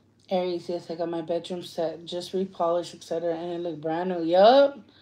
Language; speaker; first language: English; early bilingual, other home language; Spanish